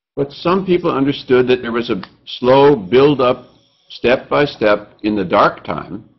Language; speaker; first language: English; native; English